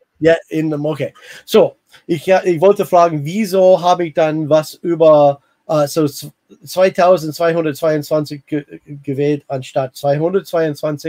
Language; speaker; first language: German; non-native, fluent; English